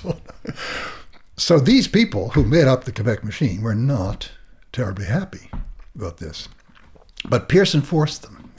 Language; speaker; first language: English; native; English